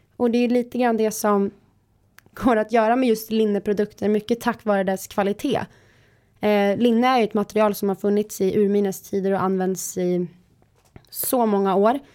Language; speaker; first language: Swedish; native; Swedish